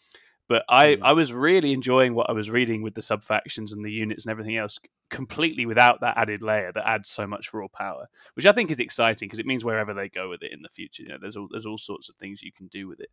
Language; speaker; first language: English; native; English